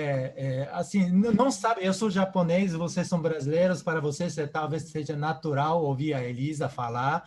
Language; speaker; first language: Portuguese; non-native, fluent; Japanese